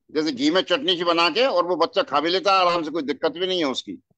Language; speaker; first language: Hindi; native; Hindi